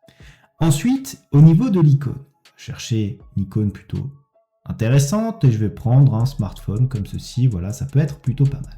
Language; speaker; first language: French; native; French